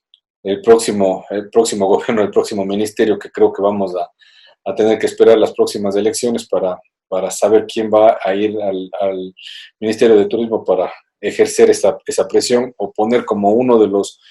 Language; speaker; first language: Spanish; native; Spanish